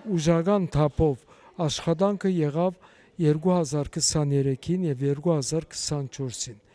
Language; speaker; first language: Armenian; native; Armenian